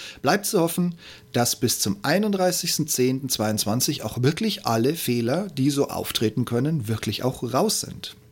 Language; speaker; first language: German; native; German